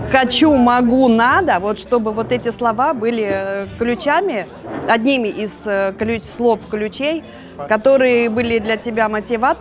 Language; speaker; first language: Russian; native; Russian